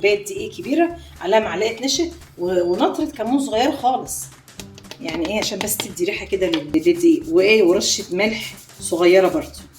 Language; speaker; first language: Arabic; native; Arabic